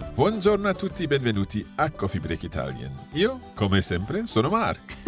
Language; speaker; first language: Italian; non-native, fluent; English